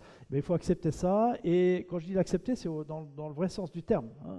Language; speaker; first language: French; native; French